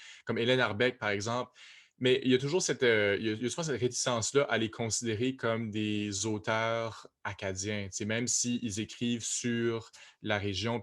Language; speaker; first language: French; native; French